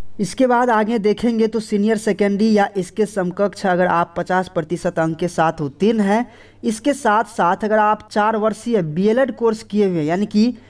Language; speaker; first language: Hindi; native; Hindi